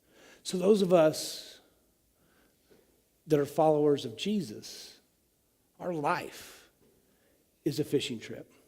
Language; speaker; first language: English; native; English